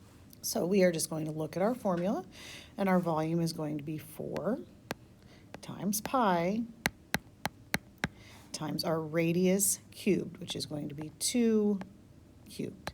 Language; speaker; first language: English; native; English